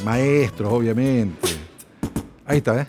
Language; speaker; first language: Spanish; native; Spanish